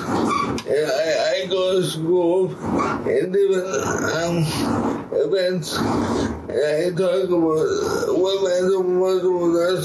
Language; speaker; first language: English; native; English